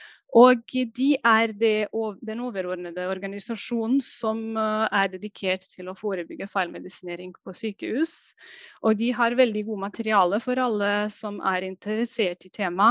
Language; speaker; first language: Norwegian; non-native, fluent; Bosnian